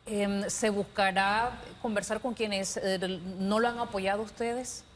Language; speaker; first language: Spanish; native; Spanish